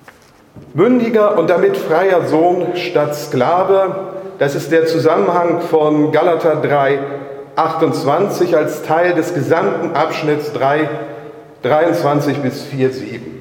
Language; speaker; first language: German; native; German